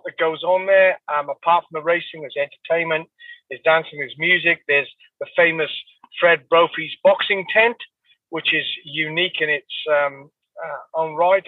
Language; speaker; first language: English; native; English